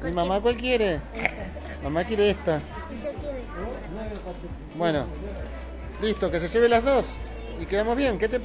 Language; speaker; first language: Spanish; native; Spanish